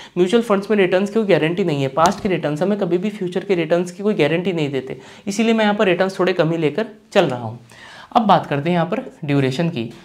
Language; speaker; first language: Hindi; native; Hindi